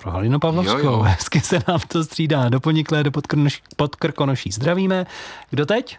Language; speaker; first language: Czech; native; Czech